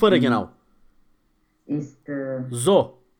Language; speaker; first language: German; non-native, learner; Romanian